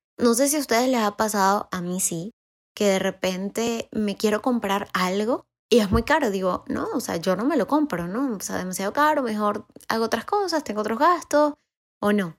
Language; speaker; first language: Spanish; native; Spanish